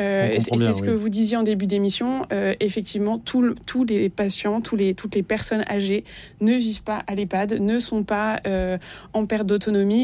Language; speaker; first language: French; native; French